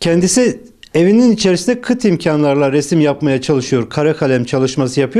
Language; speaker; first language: Turkish; native; Turkish